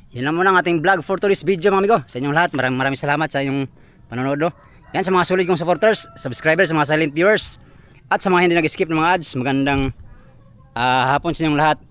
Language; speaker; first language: Filipino; non-native, local second language; Cebuano